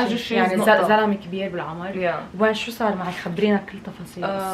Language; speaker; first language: Arabic; native; Arabic